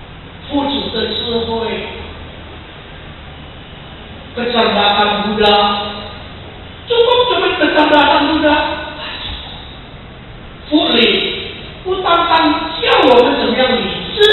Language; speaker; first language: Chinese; early bilingual, heritage; Chinese